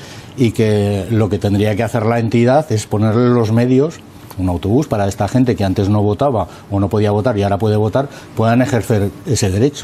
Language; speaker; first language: Spanish; native; Spanish